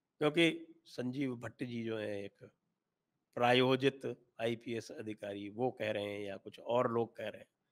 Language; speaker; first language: Hindi; native; Hindi